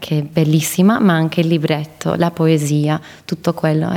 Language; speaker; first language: Italian; non-native, fluent; English